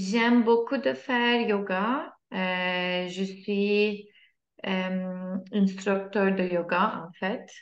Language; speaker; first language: French; non-native, learner; Turkish